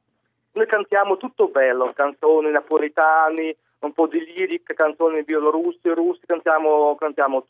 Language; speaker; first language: Italian; non-native, fluent; Belarusian